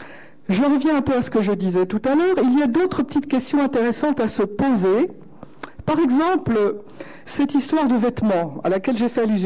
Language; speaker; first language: French; native; French